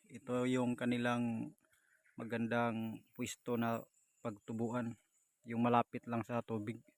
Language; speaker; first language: Filipino; non-native, local second language; Cebuano